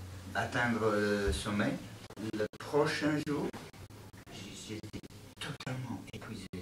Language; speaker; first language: French; non-native, learner; English